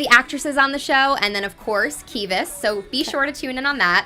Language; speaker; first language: English; native; English